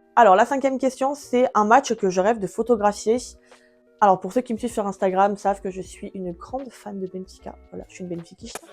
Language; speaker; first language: French; early bilingual, other home language; Portuguese